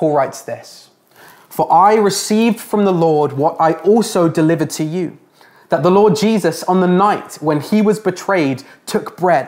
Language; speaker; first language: English; native; English